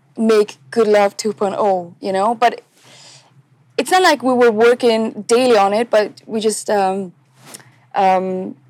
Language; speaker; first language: English; non-native, fluent; Tamil